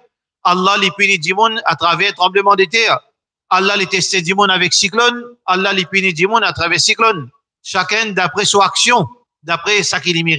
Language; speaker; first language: French; non-native, local second language; Morisyen